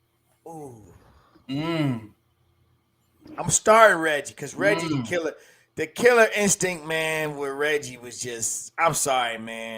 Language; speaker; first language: English; native; English